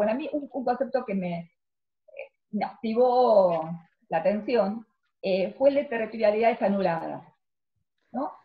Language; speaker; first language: Spanish; native; Spanish